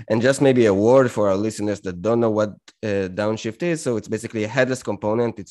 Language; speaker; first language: English; non-native, fluent; Hebrew